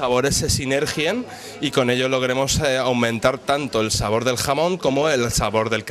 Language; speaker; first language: Spanish; native; Spanish